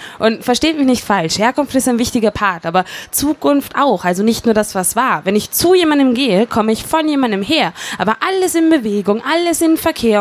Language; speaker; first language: German; native; German